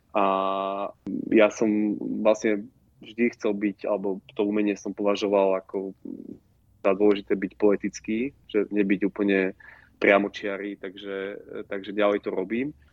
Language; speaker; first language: Slovak; native; Slovak